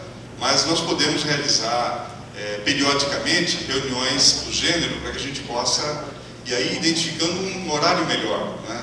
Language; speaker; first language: Portuguese; native; Portuguese